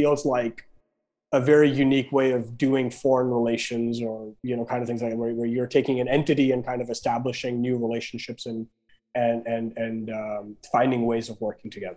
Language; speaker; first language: English; non-native, local second language; Gujarati